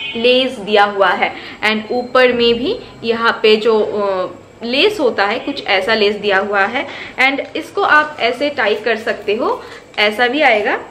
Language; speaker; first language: Hindi; non-native, local second language; Bangla